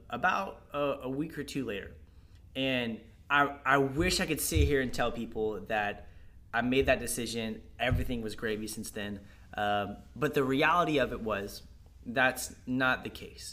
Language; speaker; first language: English; native; English